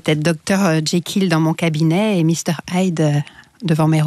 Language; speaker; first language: French; native; French